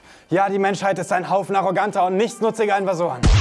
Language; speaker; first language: German; native; German